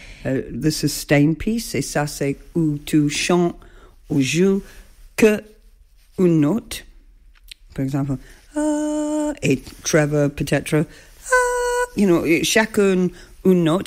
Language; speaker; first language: French; non-native, learner; English